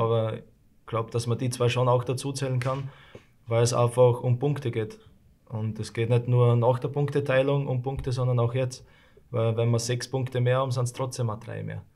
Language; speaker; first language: German; native; German